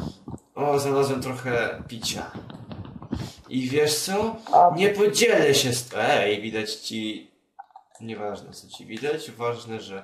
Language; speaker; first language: Polish; native; Polish